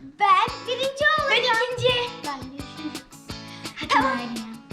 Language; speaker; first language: Turkish; early bilingual, heritage; Turkish